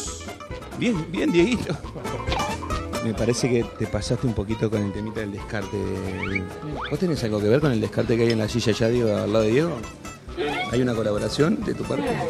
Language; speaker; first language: Spanish; native; Spanish